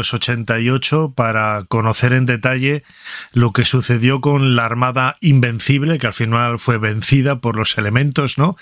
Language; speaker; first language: Spanish; native; Spanish